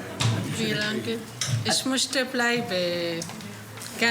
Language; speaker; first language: German; non-native, learner; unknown